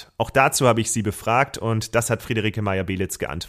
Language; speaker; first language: German; native; German